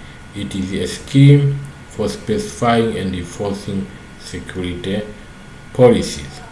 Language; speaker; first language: English; non-native, local second language; Swahili